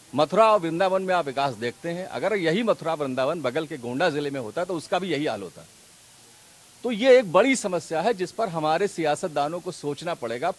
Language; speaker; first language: Hindi; native; Hindi